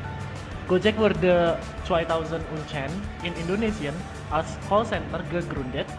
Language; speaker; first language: German; non-native, learner; Indonesian